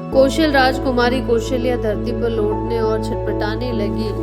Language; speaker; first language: Hindi; native; Hindi